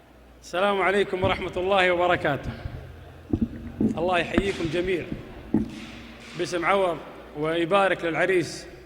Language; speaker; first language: Arabic; native; Arabic